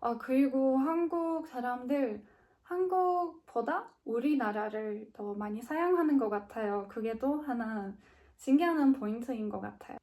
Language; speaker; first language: Korean; non-native, fluent; Turkish